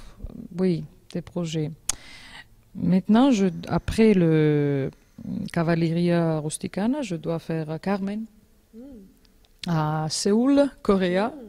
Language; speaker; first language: French; non-native, learner; Georgian